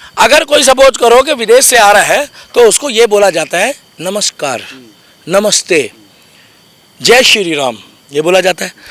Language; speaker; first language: Hindi; native; Hindi